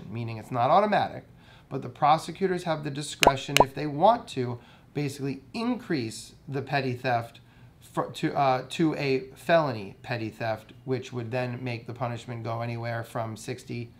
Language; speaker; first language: English; native; English